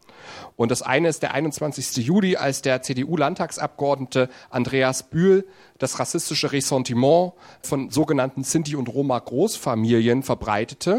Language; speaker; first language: German; native; German